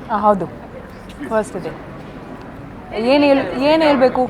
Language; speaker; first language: Kannada; non-native, learner; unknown